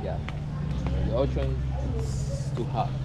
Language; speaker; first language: English; non-native, fluent; Spanish